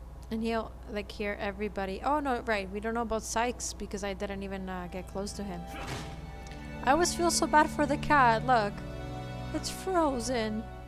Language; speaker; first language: English; early bilingual, other home language; Italian